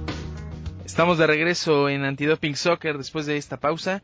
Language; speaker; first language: Spanish; native; Spanish